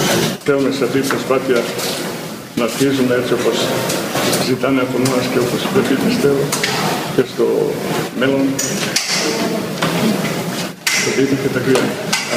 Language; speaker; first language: Greek; non-native, fluent; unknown